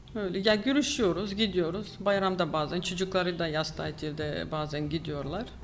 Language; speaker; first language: Turkish; non-native, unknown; Ukrainian